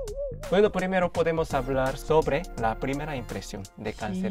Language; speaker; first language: Spanish; non-native, fluent; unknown